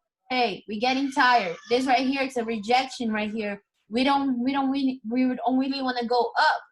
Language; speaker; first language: English; non-native, fluent; Portuguese